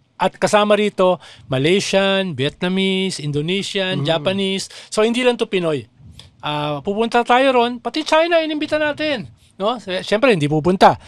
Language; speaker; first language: Filipino; native; Filipino